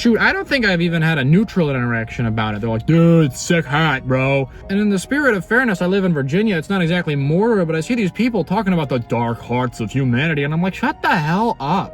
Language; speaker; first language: English; native; English